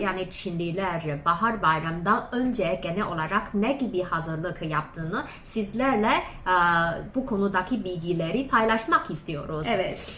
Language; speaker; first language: Turkish; non-native, fluent; Chinese